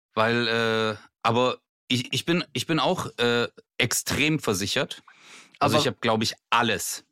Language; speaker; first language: German; native; German